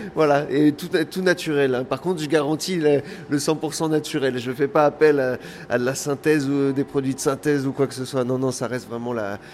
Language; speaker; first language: French; native; French